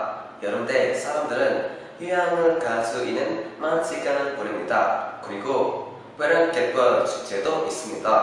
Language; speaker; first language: Korean; non-native, learner; Indonesian